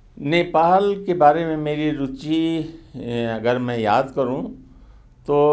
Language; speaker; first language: Hindi; native; Hindi